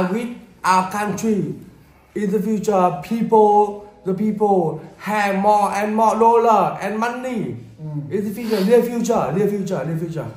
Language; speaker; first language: English; non-native, learner; Vietnamese